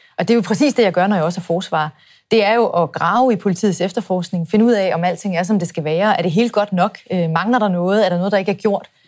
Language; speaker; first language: Danish; native; Danish